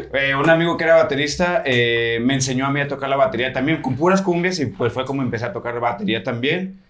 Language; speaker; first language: Spanish; native; Spanish